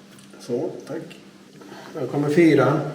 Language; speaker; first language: Swedish; native; Swedish